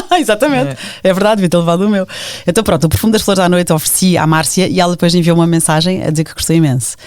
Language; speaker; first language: Portuguese; native; Portuguese